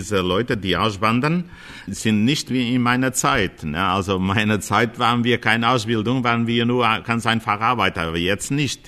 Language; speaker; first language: German; non-native, fluent; Portuguese